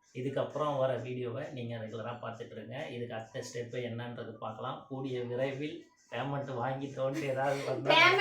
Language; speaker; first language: Tamil; native; Tamil